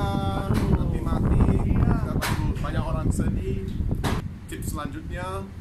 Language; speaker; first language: Indonesian; non-native, fluent; English